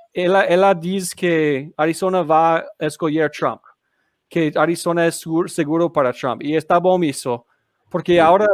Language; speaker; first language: Portuguese; non-native, learner; English